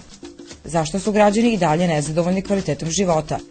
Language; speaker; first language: Serbian; native; Serbian